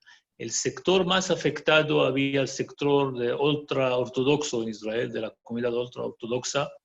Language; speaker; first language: Spanish; non-native, fluent; Arabic